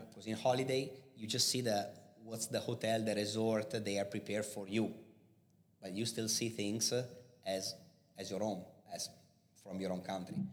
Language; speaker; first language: English; non-native, fluent; Italian